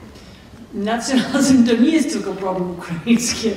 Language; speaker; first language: Polish; non-native, fluent; English